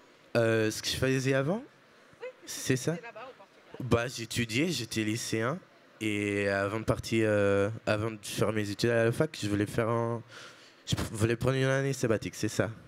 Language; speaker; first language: French; non-native, fluent; Portuguese